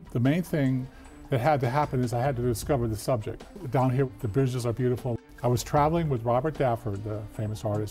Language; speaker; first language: English; native; English